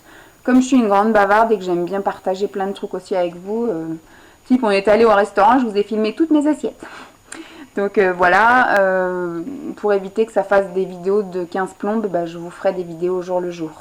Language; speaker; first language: French; native; French